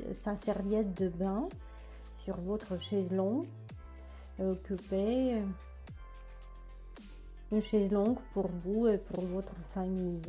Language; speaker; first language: French; non-native, learner; Russian